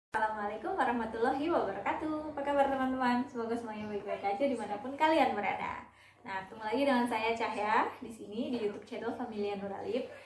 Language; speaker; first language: Indonesian; native; Indonesian